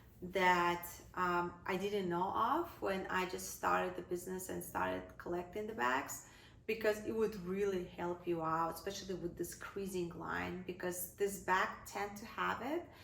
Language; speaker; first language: English; non-native, fluent; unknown